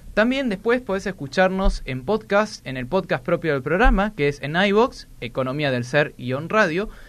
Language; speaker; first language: Spanish; native; Spanish